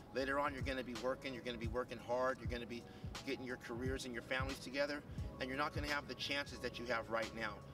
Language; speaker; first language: English; native; English